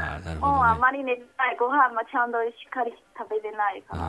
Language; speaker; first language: Japanese; non-native, learner; Chinese